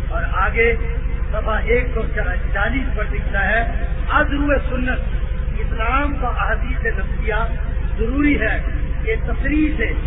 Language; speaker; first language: Urdu; non-native, local second language; Punjabi